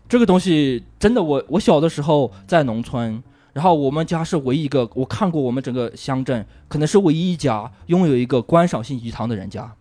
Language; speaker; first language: Chinese; native; Chinese